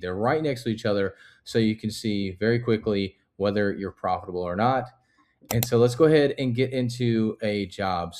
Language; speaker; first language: English; native; English